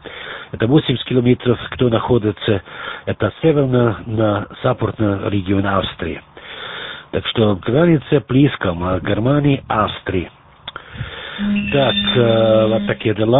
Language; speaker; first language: Russian; non-native, learner; German